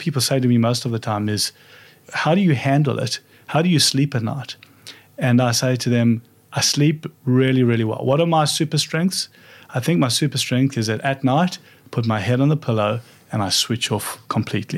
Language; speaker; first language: English; native; English